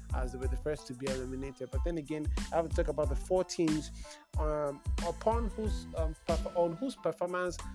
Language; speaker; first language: English; non-native, local second language; Yoruba